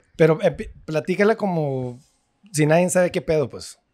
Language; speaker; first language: Spanish; early bilingual, heritage; Spanish